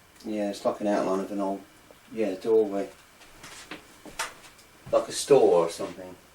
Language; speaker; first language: English; native; English